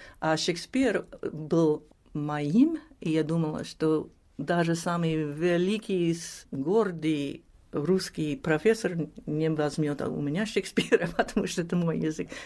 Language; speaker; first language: Russian; non-native, fluent; English